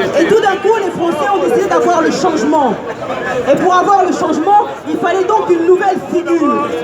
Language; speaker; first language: French; non-native, local second language; Lingala